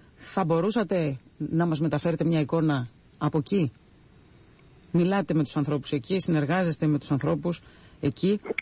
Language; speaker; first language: Greek; native; Greek